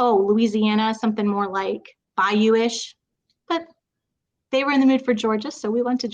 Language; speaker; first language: English; native; English